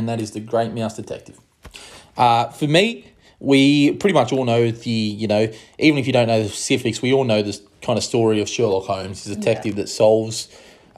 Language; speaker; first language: English; native; English